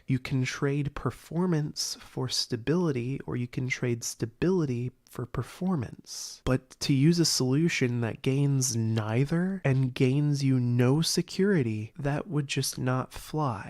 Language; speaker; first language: English; native; English